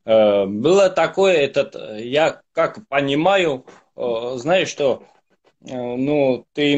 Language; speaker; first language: Russian; non-native, fluent; Armenian